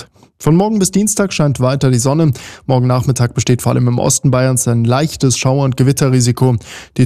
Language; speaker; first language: German; native; German